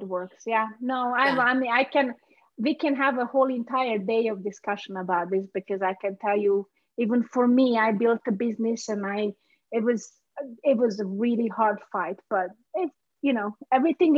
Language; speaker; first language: English; non-native, fluent; Hungarian